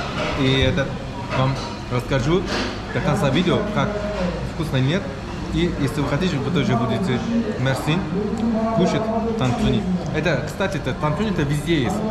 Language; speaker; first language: Russian; non-native, learner; Turkish